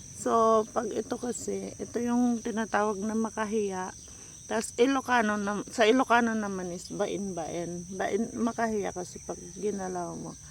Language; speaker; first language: Filipino; non-native, local second language; Iloko